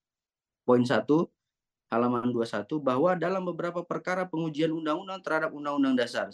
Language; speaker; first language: Indonesian; native; Indonesian